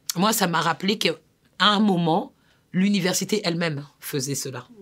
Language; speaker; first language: French; native; French